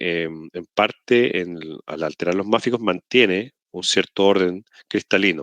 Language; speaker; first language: Spanish; native; Spanish